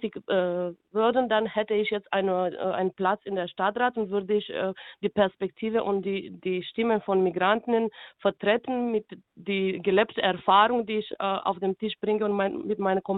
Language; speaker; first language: German; non-native, fluent; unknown